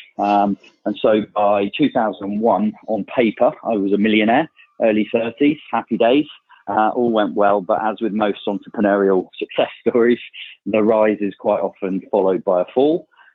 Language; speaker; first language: English; native; English